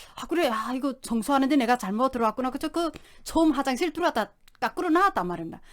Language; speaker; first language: Korean; native; Korean